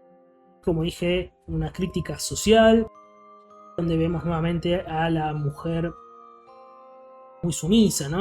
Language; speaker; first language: Spanish; native; Spanish